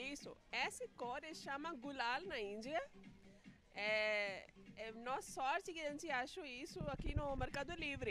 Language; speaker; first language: Portuguese; non-native, learner; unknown